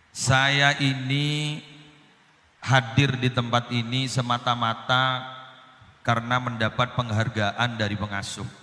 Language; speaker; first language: Indonesian; non-native, local second language; Madurese